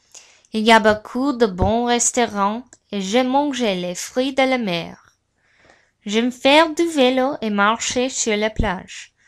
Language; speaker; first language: French; non-native, learner; English